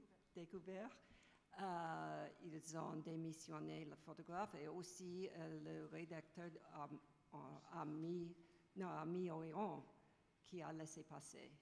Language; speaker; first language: French; non-native, fluent; English